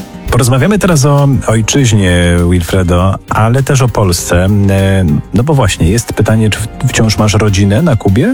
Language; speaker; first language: Polish; native; Polish